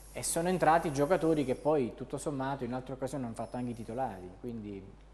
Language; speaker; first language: Italian; native; Italian